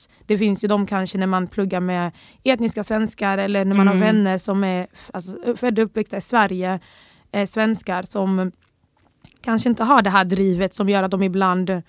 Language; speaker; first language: Swedish; early bilingual, other home language; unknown